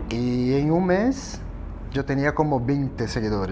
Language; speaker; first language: Spanish; non-native, fluent; Portuguese